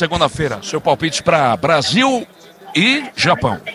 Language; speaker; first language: Portuguese; native; Portuguese